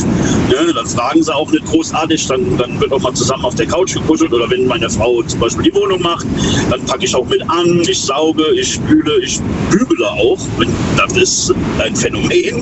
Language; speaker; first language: German; native; German